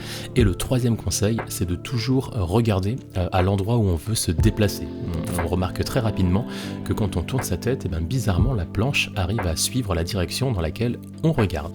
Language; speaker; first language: French; native; French